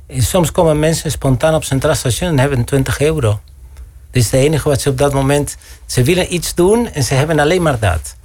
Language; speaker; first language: Dutch; non-native, fluent; Spanish